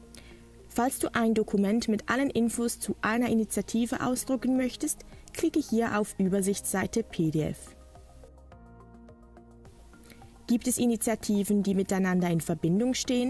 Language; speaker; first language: German; native; German